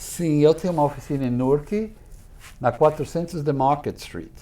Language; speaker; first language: Portuguese; non-native, fluent; English